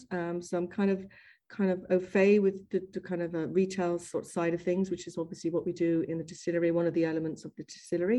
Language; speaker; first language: English; native; English